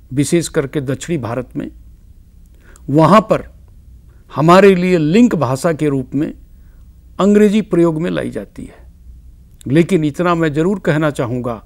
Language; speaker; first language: Hindi; native; Hindi